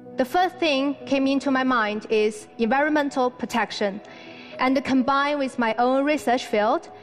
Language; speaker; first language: English; non-native, fluent; Chinese